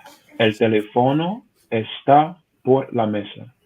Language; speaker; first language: Spanish; non-native, learner; English